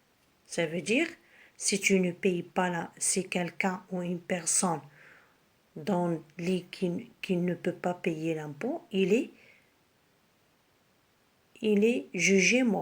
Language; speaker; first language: French; non-native, local second language; Arabic